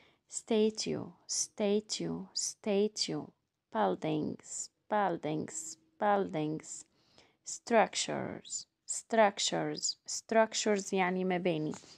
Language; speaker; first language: English; non-native, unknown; Arabic